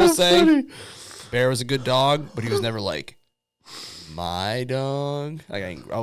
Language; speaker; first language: English; native; English